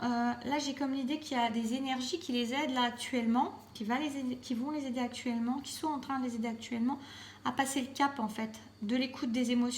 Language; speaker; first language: French; native; French